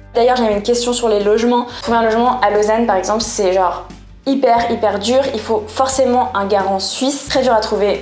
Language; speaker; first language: French; native; French